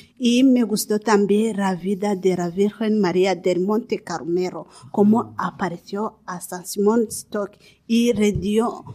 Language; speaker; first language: Spanish; non-native, learner; Kinyarwanda